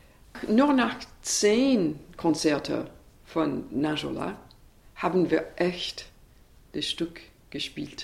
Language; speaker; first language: German; non-native, learner; English